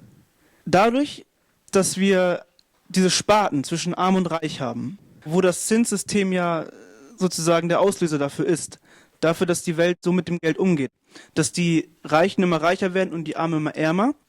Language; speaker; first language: German; native; German